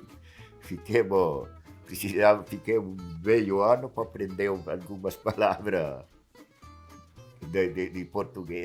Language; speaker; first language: Portuguese; non-native, local second language; Italian